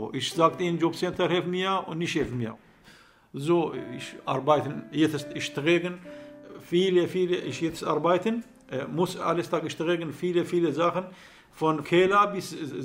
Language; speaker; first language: German; non-native, learner; Kurdish